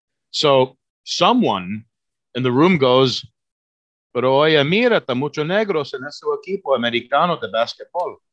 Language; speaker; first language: Spanish; early bilingual, heritage; Spanish